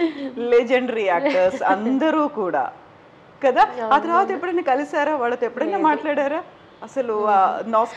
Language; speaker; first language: Telugu; native; Telugu